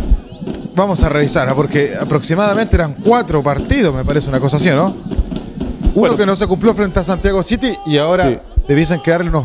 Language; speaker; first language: Spanish; native; Spanish